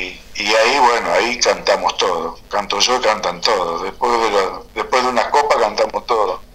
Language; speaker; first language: Spanish; native; Spanish